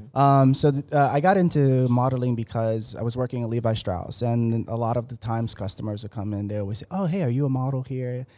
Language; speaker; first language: English; early bilingual, other home language; Spanish